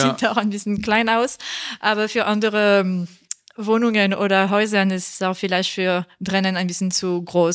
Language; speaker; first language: German; non-native, learner; French